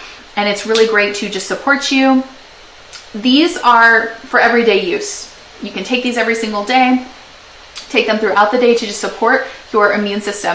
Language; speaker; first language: English; native; English